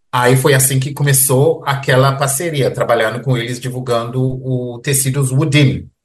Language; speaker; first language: Portuguese; early bilingual, heritage; Portuguese